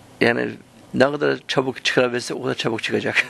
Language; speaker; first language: Turkish; early bilingual, heritage; Turkish